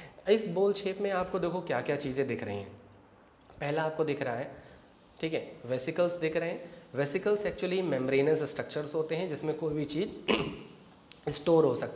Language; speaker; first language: Hindi; native; Hindi